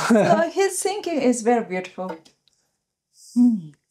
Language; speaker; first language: English; non-native, learner; Japanese